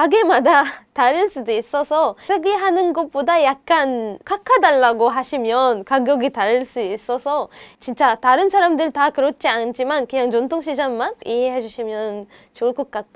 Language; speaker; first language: Korean; non-native, fluent; Arabic